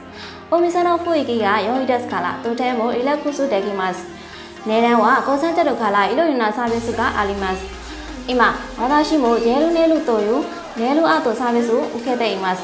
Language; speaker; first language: Japanese; non-native, learner; Burmese